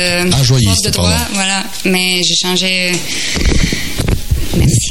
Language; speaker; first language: French; non-native, fluent; Croatian